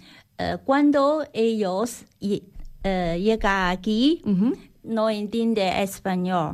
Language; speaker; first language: Spanish; non-native, learner; Chinese